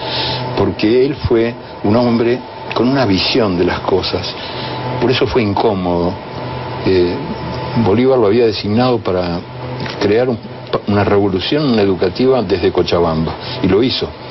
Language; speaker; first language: Spanish; native; Spanish